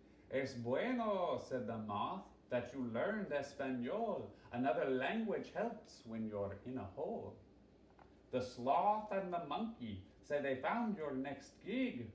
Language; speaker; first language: English; native; English